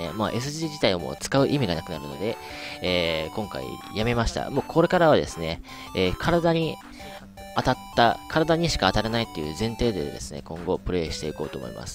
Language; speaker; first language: Japanese; native; Japanese